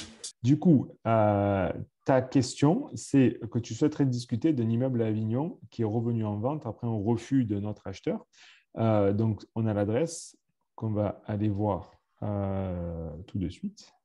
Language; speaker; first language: French; native; French